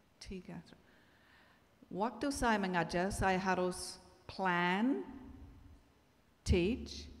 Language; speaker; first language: Indonesian; non-native, learner; English